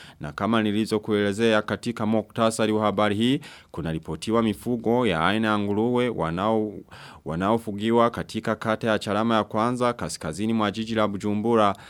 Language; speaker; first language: Swahili; non-native, local second language; Rundi